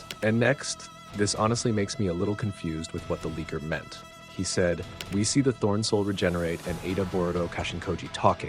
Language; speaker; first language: English; non-native, fluent; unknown